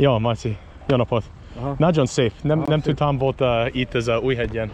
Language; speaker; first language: Hungarian; non-native, learner; English